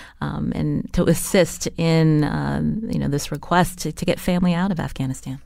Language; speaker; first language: English; native; English